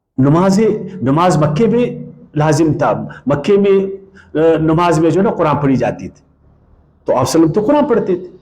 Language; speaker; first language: Urdu; non-native, local second language; Pashto